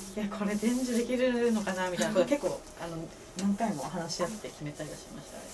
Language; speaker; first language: Japanese; early bilingual, other home language; Korean